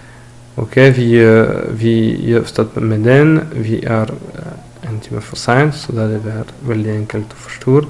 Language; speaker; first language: Norwegian; non-native, learner; French